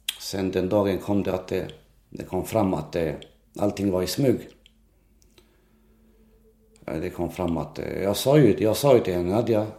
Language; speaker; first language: Swedish; non-native, local second language; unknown